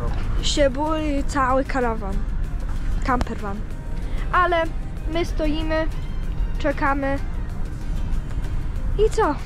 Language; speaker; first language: Polish; early bilingual, heritage; Polish